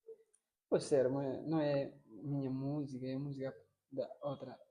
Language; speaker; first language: Portuguese; non-native, local second language; Fula